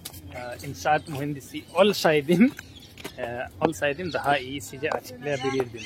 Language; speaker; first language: Turkish; non-native, fluent; Hindi